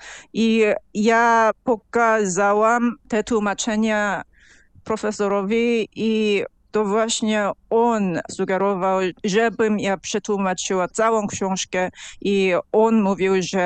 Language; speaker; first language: Polish; non-native, fluent; Korean